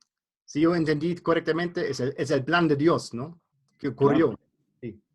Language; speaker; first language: Spanish; non-native, fluent; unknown